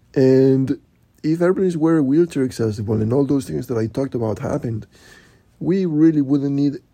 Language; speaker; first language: English; non-native, fluent; Spanish